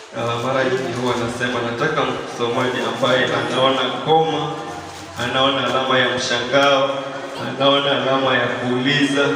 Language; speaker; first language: Swahili; non-native, local second language; Kamba